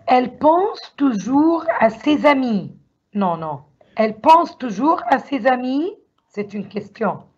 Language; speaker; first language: French; non-native, learner; Arabic